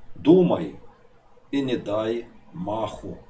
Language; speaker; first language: Russian; non-native, local second language; Ukrainian